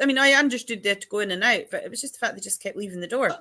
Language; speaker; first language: English; native; English